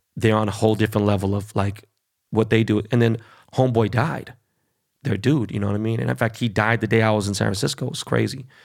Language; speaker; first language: English; early bilingual, other home language; Spanish